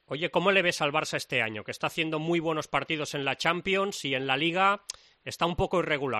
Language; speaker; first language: Spanish; native; Spanish